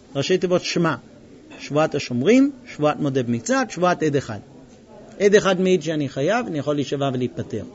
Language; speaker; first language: Hebrew; non-native, fluent; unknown